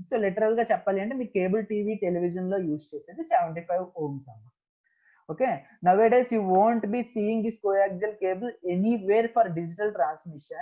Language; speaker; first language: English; non-native, local second language; Telugu